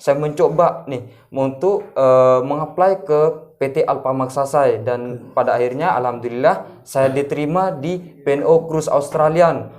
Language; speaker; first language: Indonesian; non-native, local second language; Madurese